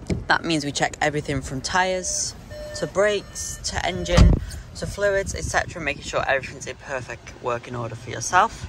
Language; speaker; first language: English; native; English